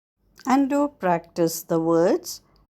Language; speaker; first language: English; non-native, fluent; Arabic